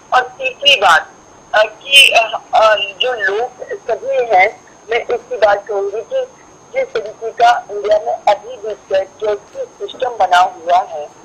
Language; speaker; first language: Hindi; native; Hindi